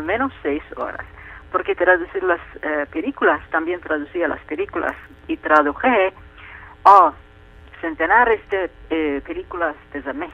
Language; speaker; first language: Spanish; non-native, fluent; Turkish